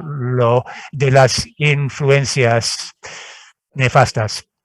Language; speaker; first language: Spanish; non-native, fluent; French